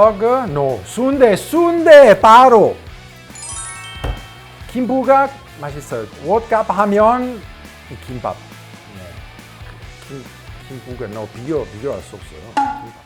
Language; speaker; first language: Korean; non-native, learner; Italian